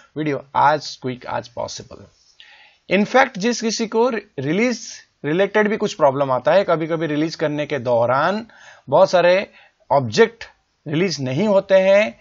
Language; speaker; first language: Hindi; native; Hindi